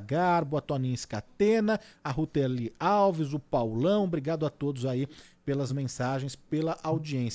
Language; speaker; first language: Portuguese; native; Portuguese